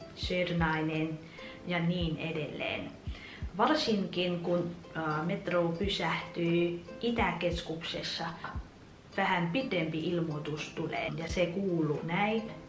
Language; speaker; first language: Finnish; non-native, fluent; Vietnamese